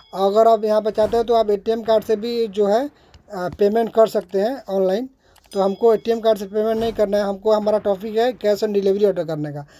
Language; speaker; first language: Hindi; native; Hindi